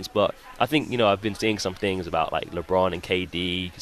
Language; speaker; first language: English; native; English